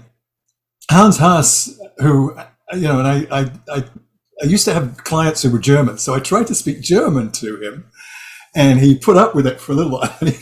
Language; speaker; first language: English; native; English